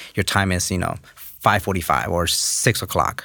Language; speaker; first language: English; early bilingual, other home language; Spanish